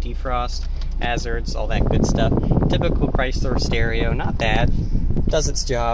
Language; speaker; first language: English; native; English